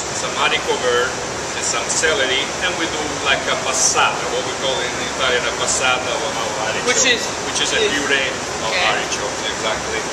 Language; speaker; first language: English; non-native, fluent; Italian